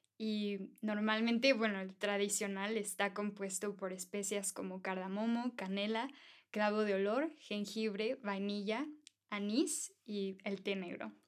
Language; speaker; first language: Spanish; native; Spanish